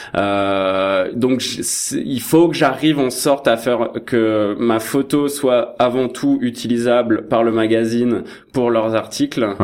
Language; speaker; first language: French; native; French